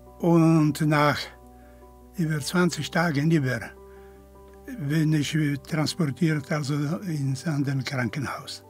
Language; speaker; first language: German; non-native, fluent; Polish